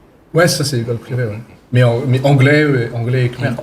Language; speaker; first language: French; native; French